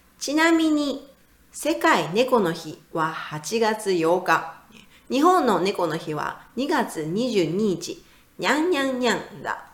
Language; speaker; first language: Japanese; native; Japanese